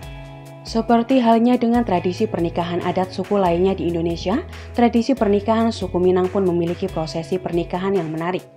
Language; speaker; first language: Indonesian; native; Indonesian